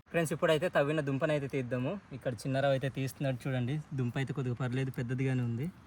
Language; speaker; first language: Telugu; native; Telugu